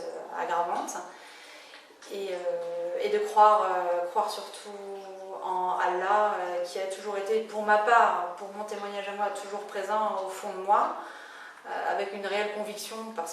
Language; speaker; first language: French; native; French